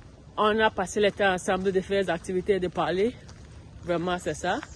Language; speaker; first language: French; non-native, learner; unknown